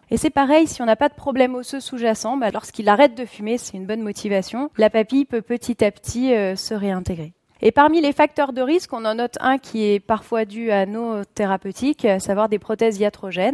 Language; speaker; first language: French; native; French